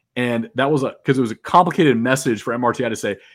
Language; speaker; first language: English; native; English